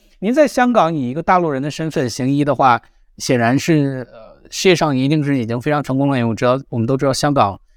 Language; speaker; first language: Chinese; native; Chinese